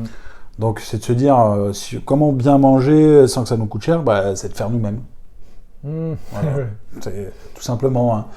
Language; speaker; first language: French; native; French